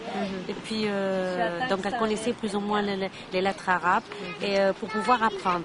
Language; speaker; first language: French; non-native, local second language; Arabic